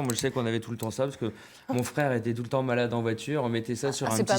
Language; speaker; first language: French; native; French